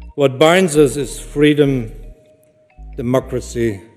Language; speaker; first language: English; non-native, fluent; German